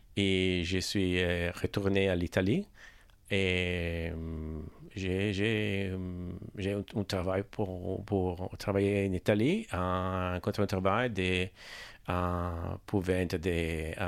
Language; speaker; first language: French; non-native, learner; Italian